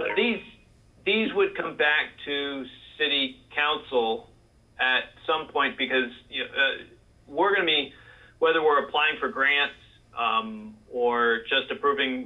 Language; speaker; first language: English; native; English